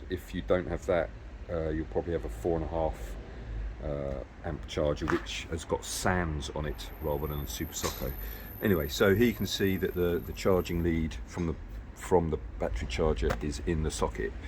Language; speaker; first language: English; native; English